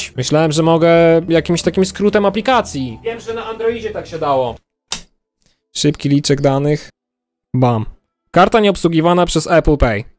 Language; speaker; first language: Polish; native; Polish